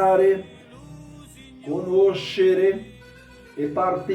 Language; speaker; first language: Italian; non-native, fluent; Portuguese